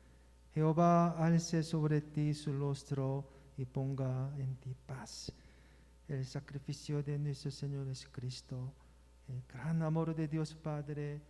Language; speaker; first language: Spanish; non-native, learner; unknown